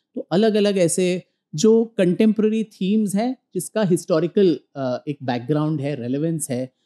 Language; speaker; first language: Hindi; non-native, local second language; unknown